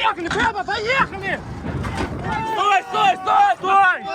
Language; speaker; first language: Ukrainian; native; Ukrainian